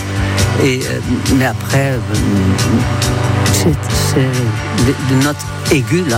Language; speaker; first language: French; native; French